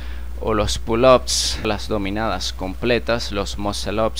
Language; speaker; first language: Spanish; native; Spanish